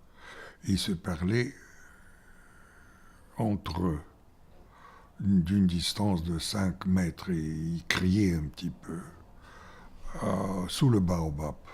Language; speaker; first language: French; non-native, fluent; Bulgarian